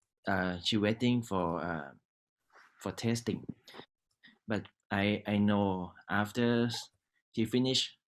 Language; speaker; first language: English; non-native, learner; Thai